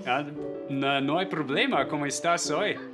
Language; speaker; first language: Spanish; non-native, fluent; German